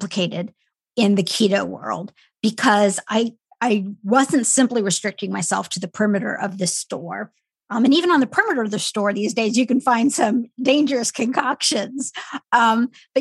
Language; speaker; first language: English; native; English